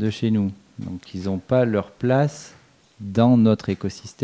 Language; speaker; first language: French; native; French